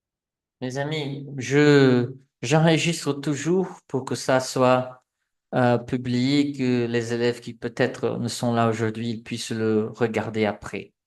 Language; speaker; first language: French; non-native, fluent; Portuguese